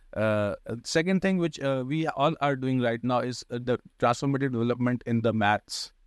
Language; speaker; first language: English; non-native, local second language; Hindi